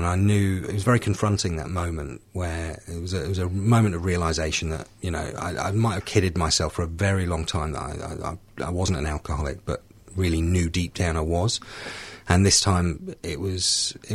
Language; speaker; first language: English; native; English